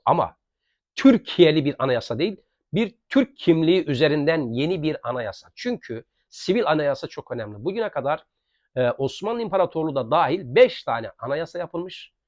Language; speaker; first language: Turkish; native; Turkish